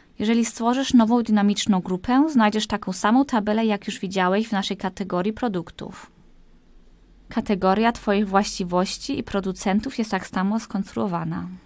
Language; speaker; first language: Polish; early bilingual, heritage; Polish